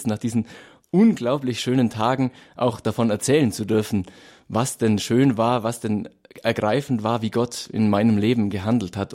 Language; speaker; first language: German; native; German